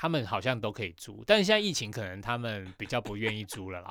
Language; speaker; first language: Chinese; native; Chinese